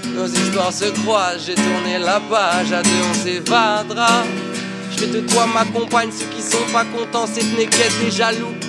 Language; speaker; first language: French; native; French